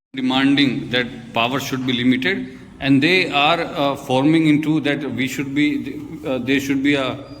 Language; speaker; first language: English; non-native, local second language; Hindi